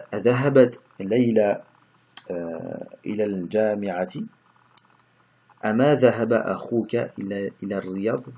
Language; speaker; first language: Arabic; non-native, fluent; French